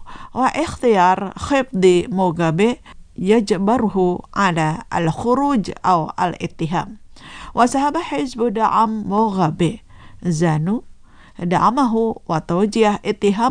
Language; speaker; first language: Arabic; non-native, fluent; Indonesian